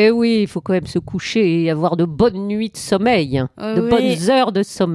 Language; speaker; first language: French; native; French